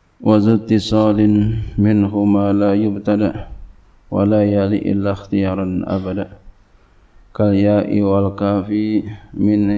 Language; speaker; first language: Arabic; non-native, fluent; Indonesian